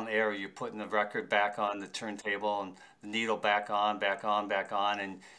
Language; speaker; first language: English; native; English